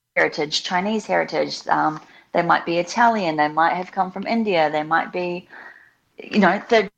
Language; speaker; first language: English; native; English